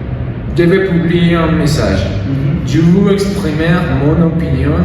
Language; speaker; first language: French; non-native, learner; Spanish